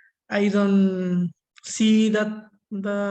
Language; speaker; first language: English; non-native, learner; Spanish